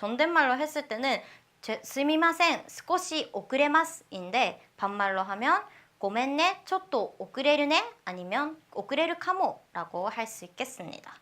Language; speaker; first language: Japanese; non-native, learner; Korean